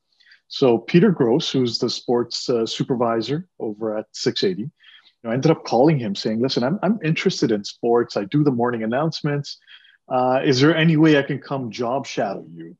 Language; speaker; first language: English; early bilingual, other home language; Punjabi